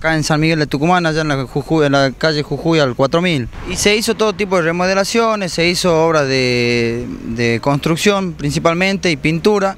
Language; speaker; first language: Spanish; native; Spanish